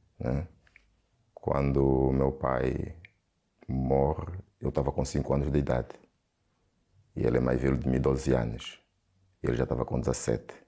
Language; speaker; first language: Portuguese; native; Portuguese